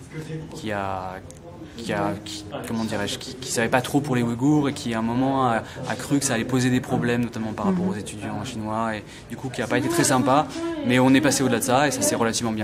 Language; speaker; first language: French; native; French